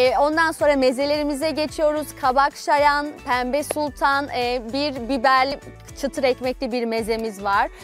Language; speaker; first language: Turkish; native; Turkish